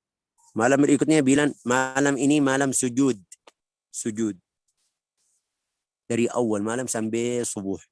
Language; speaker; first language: Indonesian; non-native, learner; Arabic